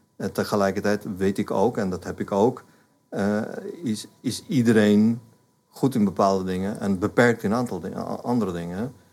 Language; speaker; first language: Dutch; non-native, fluent; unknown